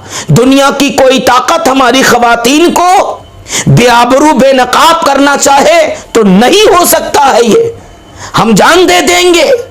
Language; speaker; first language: Urdu; native; Urdu